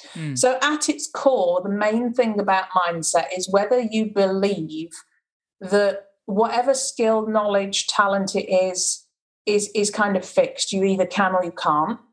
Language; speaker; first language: English; native; English